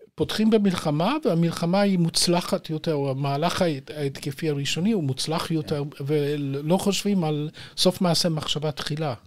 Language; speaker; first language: Hebrew; native; Hebrew